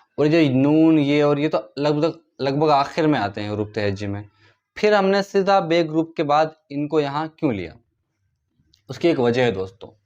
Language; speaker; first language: Hindi; native; Hindi